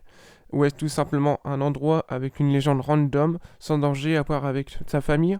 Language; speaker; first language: French; native; French